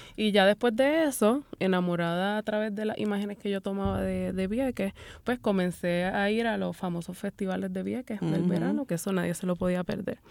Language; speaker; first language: Spanish; native; Spanish